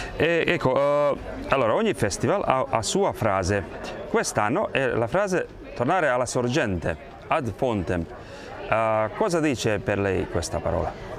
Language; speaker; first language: Italian; non-native, fluent; Croatian